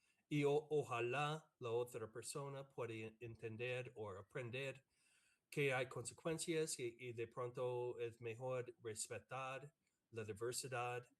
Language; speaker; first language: Spanish; non-native, fluent; English